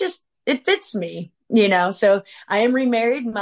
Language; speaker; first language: English; native; English